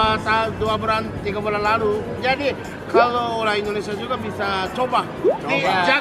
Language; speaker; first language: Indonesian; non-native, learner; Japanese